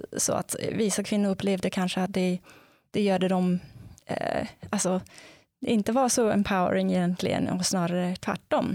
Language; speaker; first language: Swedish; non-native, fluent; English